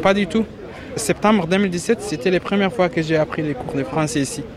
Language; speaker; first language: French; non-native, learner; Arabic